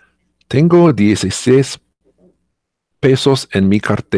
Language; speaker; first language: Spanish; non-native, learner; English